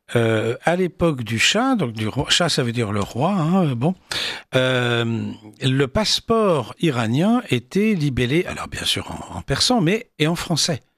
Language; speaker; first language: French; native; French